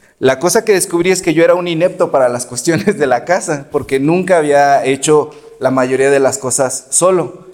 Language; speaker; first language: Spanish; native; Spanish